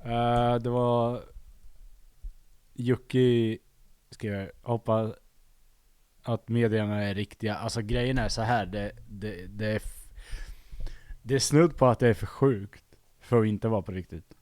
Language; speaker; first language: Swedish; native; Swedish